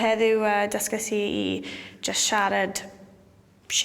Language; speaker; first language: Welsh; non-native, local second language; English